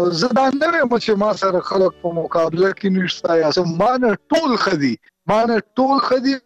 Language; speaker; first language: Pashto; native; Pashto